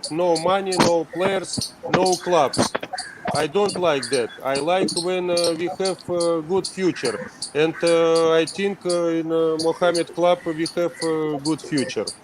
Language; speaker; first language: English; non-native, learner; Russian